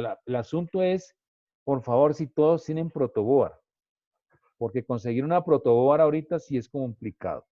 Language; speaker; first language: Spanish; native; Spanish